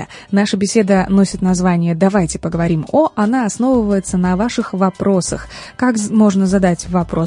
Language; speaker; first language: Russian; native; Russian